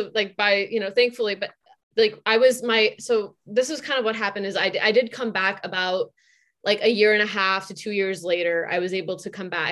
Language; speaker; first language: English; native; English